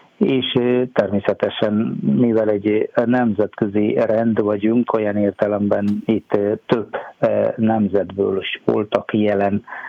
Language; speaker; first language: Hungarian; non-native, fluent; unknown